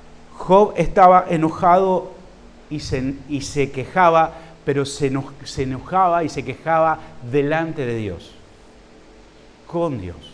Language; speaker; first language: Spanish; native; Spanish